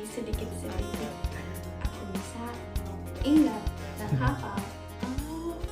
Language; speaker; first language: Indonesian; non-native, fluent; Japanese